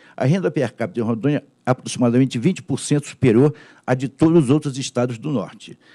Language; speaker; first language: Portuguese; native; Portuguese